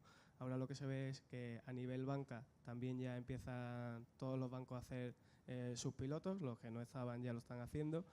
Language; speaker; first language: Spanish; native; Spanish